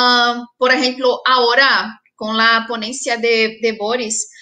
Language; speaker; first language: Spanish; non-native, fluent; Portuguese